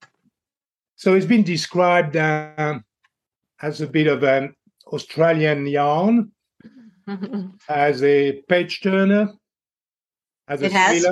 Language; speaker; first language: English; non-native, fluent; French